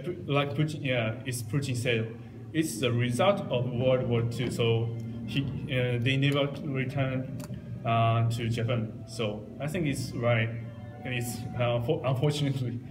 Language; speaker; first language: English; non-native, learner; Japanese